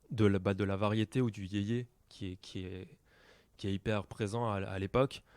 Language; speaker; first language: French; native; French